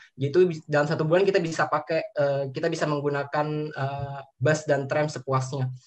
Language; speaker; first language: Indonesian; native; Indonesian